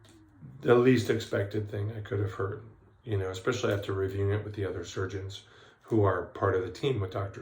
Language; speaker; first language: English; native; English